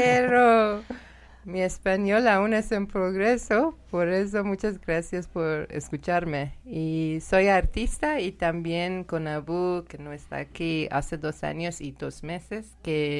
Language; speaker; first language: Spanish; non-native, learner; Persian